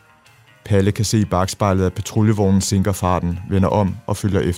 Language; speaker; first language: Danish; native; Danish